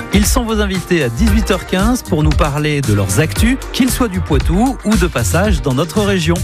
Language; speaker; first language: French; native; French